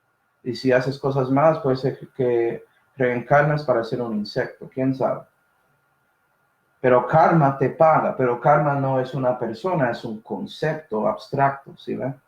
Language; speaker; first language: Spanish; early bilingual, heritage; Spanish